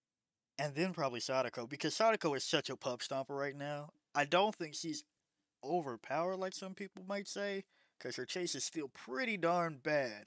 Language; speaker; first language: English; native; English